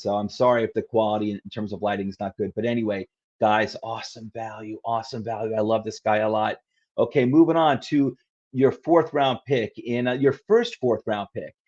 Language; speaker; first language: English; native; English